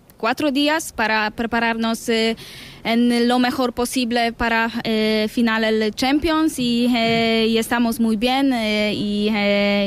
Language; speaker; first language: Spanish; non-native, learner; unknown